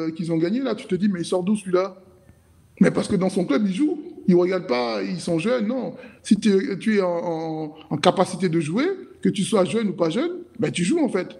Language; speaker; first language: French; native; French